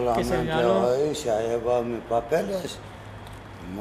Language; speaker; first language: Spanish; non-native, learner; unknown